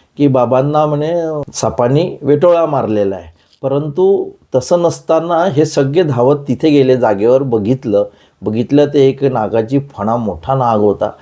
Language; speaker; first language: Marathi; native; Marathi